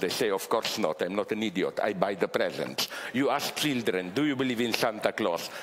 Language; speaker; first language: English; non-native, fluent; Slovenian